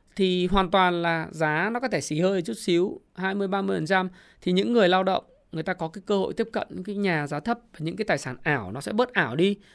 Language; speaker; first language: Vietnamese; native; Vietnamese